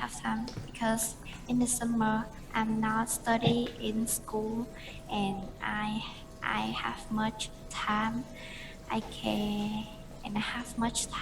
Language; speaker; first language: English; non-native, learner; Vietnamese